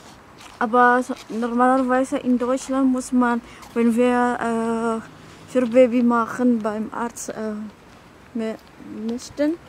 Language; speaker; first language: German; non-native, learner; Indonesian